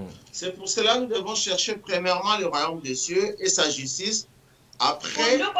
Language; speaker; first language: French; non-native, local second language; Lingala